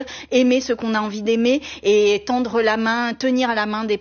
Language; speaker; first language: French; native; French